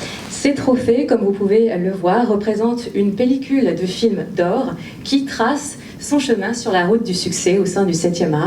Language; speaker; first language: French; native; French